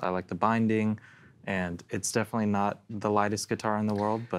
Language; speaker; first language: English; native; English